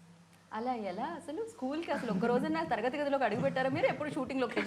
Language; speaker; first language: Telugu; native; Telugu